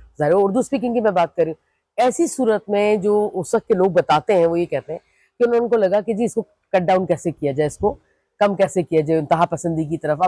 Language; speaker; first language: Urdu; non-native, local second language; Sindhi